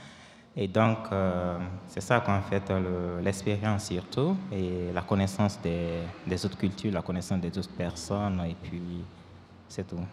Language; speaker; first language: French; non-native, local second language; Fula